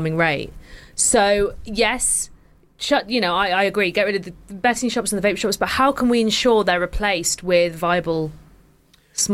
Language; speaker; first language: English; native; English